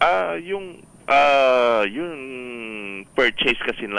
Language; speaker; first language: Filipino; native; Filipino